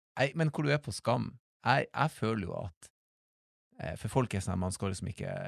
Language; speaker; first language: Norwegian; native; Norwegian